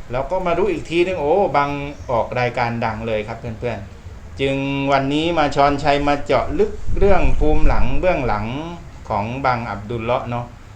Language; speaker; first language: Thai; native; Thai